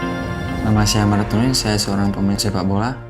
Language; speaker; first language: Indonesian; non-native, local second language; Achinese